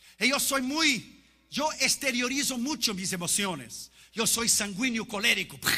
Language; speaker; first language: Spanish; non-native, fluent; Portuguese